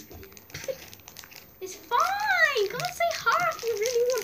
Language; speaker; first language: English; native; English